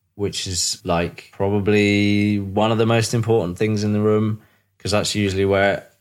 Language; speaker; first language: English; native; English